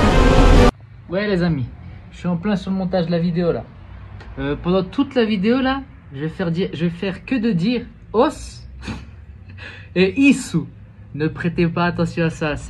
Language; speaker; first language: French; native; French